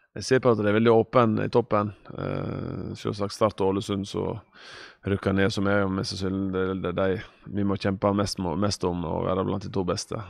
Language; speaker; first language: Norwegian; native; Norwegian